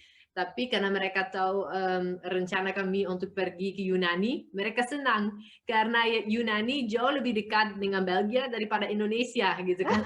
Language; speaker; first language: Indonesian; non-native, fluent; Dutch